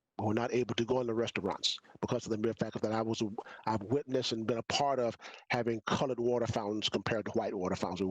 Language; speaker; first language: English; native; English